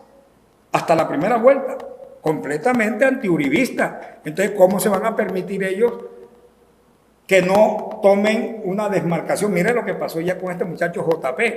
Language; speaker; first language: Spanish; native; Spanish